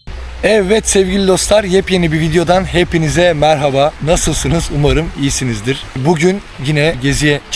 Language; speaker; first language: Turkish; native; Turkish